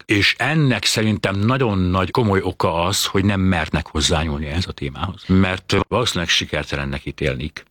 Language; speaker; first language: Hungarian; native; Hungarian